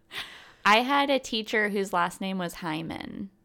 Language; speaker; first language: English; native; English